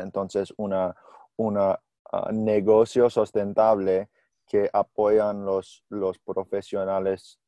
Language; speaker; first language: Spanish; non-native, learner; English